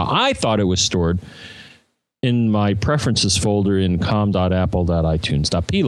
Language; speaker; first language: English; native; English